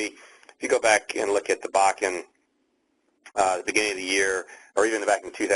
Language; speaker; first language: English; native; English